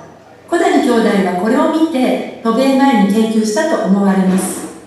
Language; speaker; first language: Japanese; native; Japanese